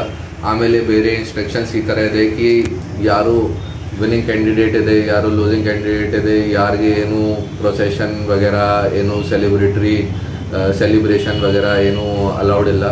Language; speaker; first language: Kannada; non-native, fluent; Hindi